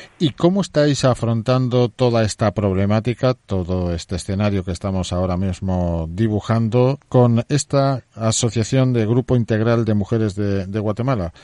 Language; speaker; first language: Spanish; native; Spanish